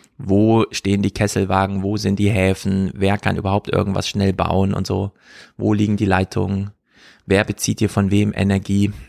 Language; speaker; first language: German; native; German